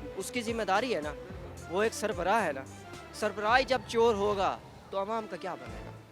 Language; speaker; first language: Urdu; non-native, local second language; Saraiki